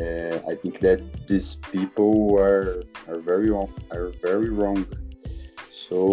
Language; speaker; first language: English; non-native, learner; Portuguese